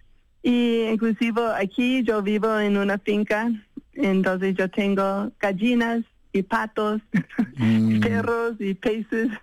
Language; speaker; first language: Spanish; non-native, fluent; English